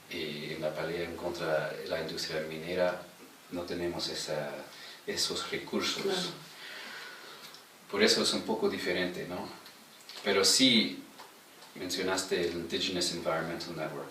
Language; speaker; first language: Spanish; non-native, fluent; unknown